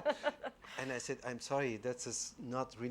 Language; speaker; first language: English; non-native, fluent; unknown